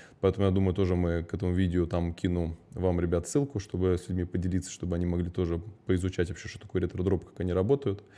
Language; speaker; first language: Russian; early bilingual, heritage; Russian